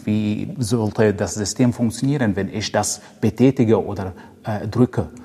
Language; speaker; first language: German; non-native, fluent; Arabic